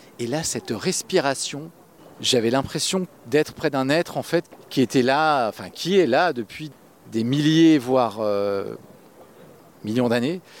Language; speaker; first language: French; native; French